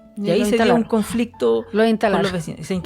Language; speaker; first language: Spanish; native; Spanish